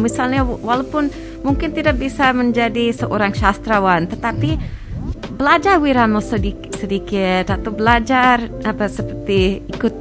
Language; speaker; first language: Indonesian; non-native, fluent; English